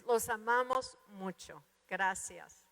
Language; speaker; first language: Spanish; non-native, fluent; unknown